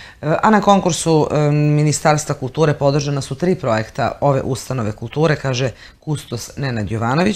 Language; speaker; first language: Serbian; native; Serbian